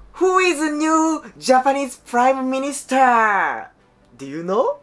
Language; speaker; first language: English; non-native, learner; Japanese